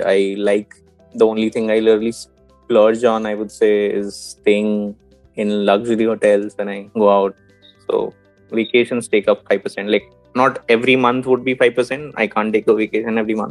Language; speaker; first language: English; non-native, local second language; Odia